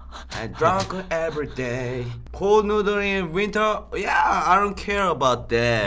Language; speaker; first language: English; non-native, learner; Korean